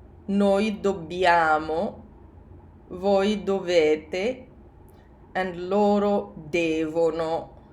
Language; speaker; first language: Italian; non-native, fluent; English